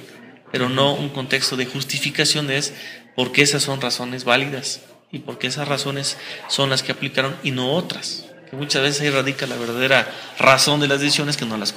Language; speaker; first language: Spanish; native; Spanish